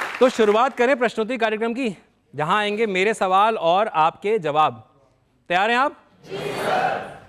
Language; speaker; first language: Hindi; native; Hindi